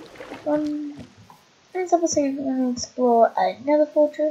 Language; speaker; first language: English; native; English